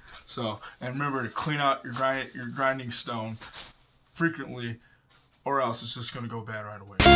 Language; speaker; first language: English; native; English